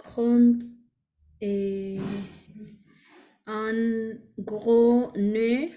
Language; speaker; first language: French; non-native, learner; Spanish